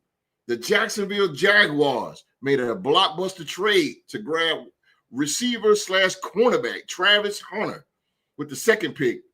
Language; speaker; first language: English; native; English